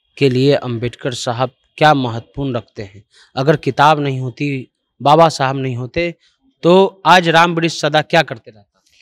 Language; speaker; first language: Hindi; native; Hindi